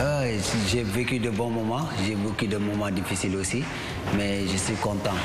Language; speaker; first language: French; non-native, local second language; Wolof